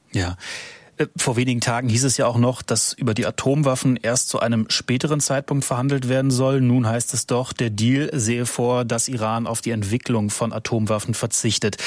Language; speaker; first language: German; native; German